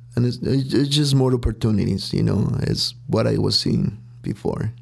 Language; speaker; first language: English; non-native, fluent; Spanish